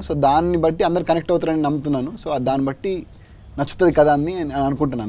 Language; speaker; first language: Telugu; native; Telugu